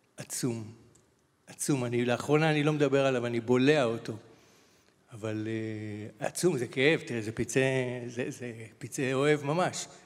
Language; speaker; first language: Hebrew; native; Hebrew